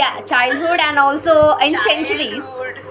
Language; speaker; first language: English; non-native, learner; Kannada